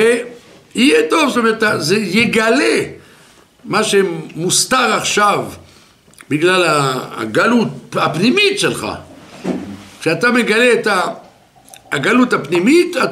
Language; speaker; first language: Hebrew; non-native, fluent; French